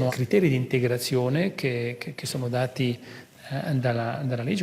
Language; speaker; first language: Italian; native; Italian